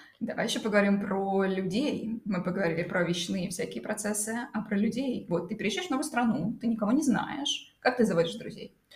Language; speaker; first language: Russian; native; Russian